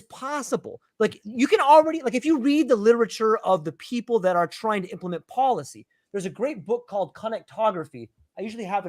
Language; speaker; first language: English; native; English